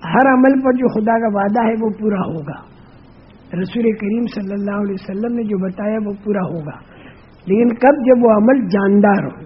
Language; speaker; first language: Urdu; non-native, local second language; Gujarati